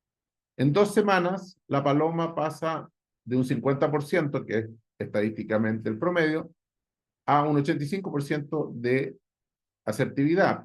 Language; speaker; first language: Spanish; native; Spanish